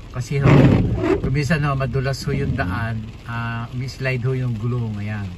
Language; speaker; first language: Filipino; native; Filipino